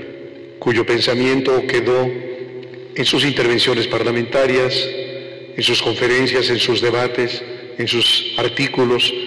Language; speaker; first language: Spanish; native; Spanish